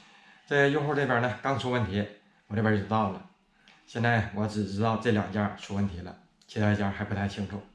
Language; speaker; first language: Chinese; native; Chinese